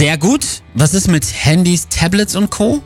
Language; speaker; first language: German; native; German